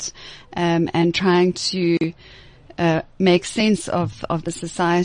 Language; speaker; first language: English; native; English